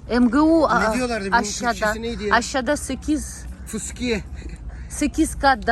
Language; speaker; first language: Turkish; non-native, local second language; Russian